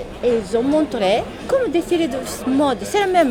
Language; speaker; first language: French; non-native, learner; Japanese